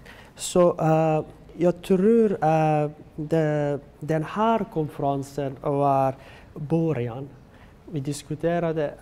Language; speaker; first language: Swedish; non-native, learner; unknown